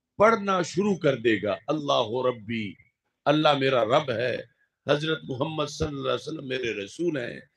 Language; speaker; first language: Urdu; non-native, local second language; Punjabi